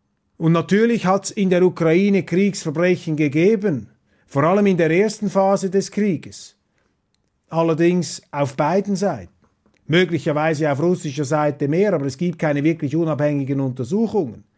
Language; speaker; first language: German; non-native, local second language; Swiss German